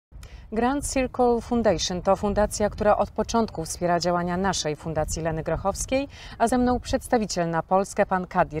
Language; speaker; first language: Polish; native; Polish